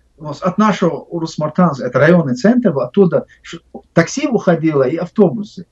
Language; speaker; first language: Russian; non-native, local second language; Chechen